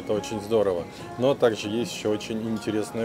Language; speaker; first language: Russian; native; Russian